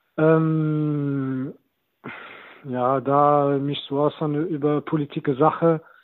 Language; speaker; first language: German; non-native, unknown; French